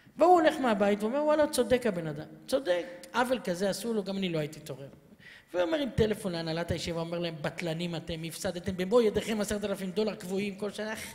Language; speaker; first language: Hebrew; native; Hebrew